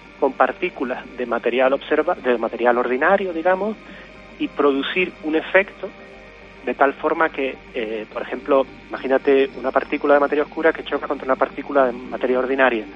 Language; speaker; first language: Spanish; native; Spanish